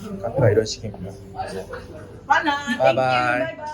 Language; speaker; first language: Korean; native; Korean